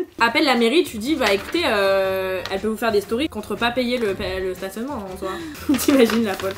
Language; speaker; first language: French; native; French